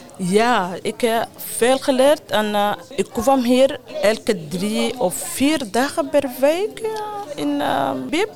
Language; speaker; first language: Dutch; non-native, learner; Arabic